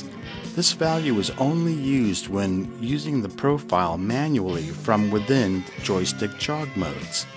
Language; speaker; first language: English; native; English